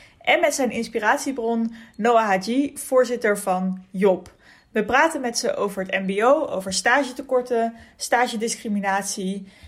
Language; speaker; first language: Dutch; native; Dutch